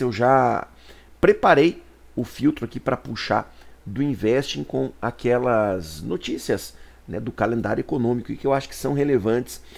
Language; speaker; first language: Portuguese; native; Portuguese